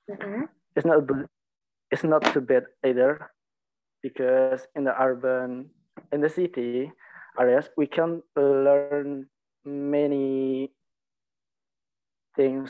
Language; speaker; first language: English; non-native, learner; Indonesian